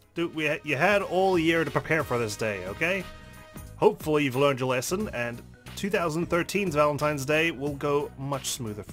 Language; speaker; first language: English; native; English